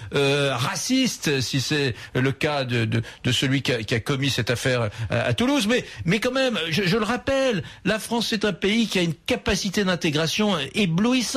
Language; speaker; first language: French; native; French